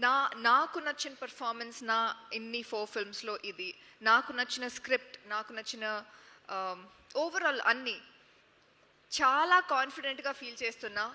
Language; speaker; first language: Telugu; non-native, learner; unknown